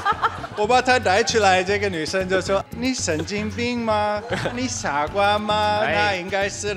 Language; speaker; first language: Chinese; non-native, fluent; English